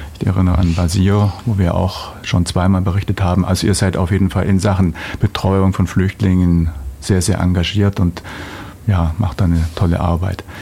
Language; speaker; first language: German; native; German